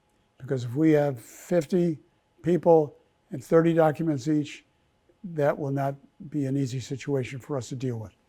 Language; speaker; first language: English; native; English